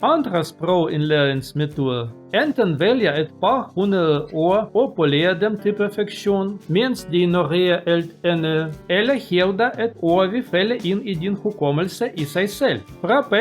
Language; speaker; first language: Danish; non-native, learner; Russian